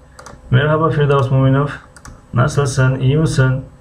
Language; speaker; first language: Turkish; non-native, fluent; Tajik